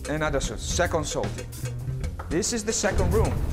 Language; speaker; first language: English; non-native, learner; Italian